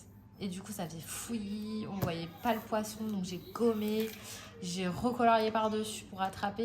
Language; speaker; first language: French; native; French